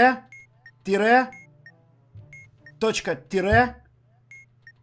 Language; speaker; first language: Russian; native; Russian